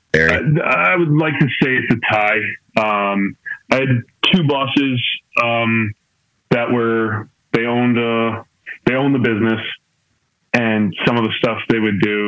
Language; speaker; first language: English; native; English